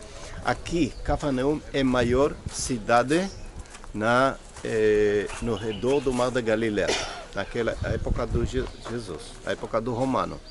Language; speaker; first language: Portuguese; non-native, fluent; Hebrew